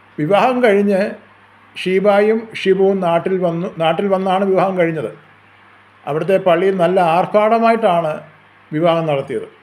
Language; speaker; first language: Malayalam; native; Malayalam